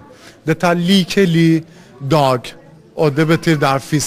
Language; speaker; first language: Norwegian; non-native, learner; Persian